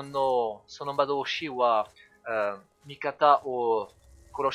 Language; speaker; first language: Japanese; non-native, learner; French